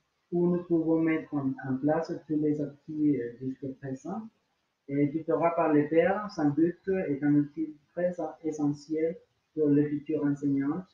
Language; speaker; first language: French; non-native, learner; Spanish